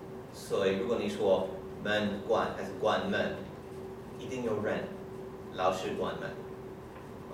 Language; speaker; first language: Chinese; non-native, fluent; English